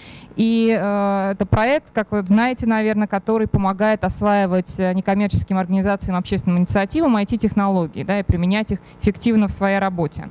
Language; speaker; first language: Russian; native; Russian